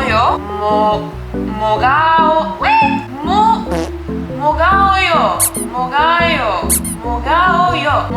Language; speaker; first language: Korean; non-native, learner; English